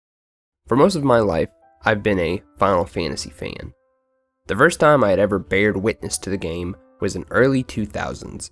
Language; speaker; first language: English; native; English